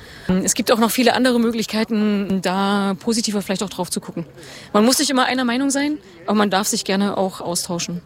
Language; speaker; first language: German; native; German